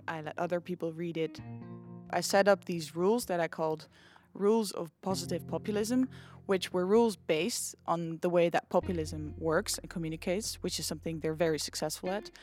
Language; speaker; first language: English; non-native, fluent; Dutch